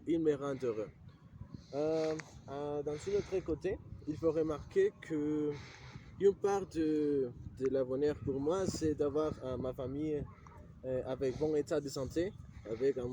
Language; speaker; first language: French; non-native, learner; Spanish